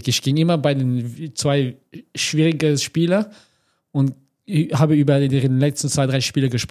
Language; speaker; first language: German; non-native, fluent; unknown